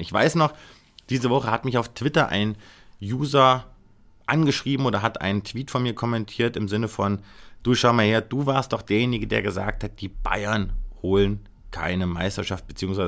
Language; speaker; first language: German; native; German